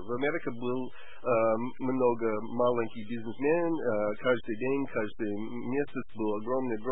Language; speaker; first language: Russian; non-native, learner; English